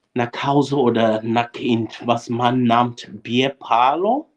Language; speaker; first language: German; non-native, fluent; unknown